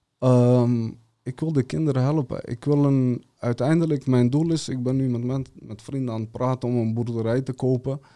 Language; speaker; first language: Dutch; early bilingual, other home language; Serbian